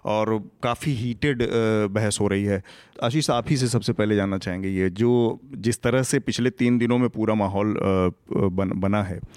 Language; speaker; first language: Hindi; non-native, local second language; Marathi